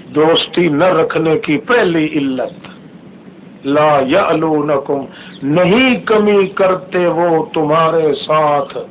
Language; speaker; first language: Urdu; non-native, local second language; Saraiki